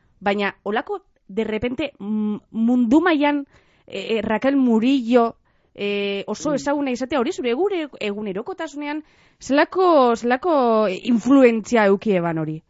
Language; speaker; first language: Basque; native; Basque